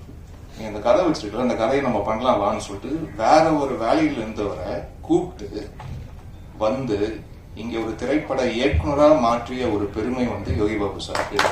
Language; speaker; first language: Tamil; native; Tamil